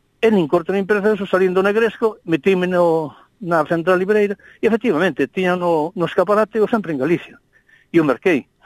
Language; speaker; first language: Galician; non-native, local second language; Spanish